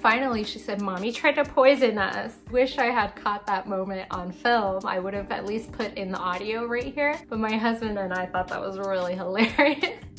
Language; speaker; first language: English; early bilingual, other home language; Cantonese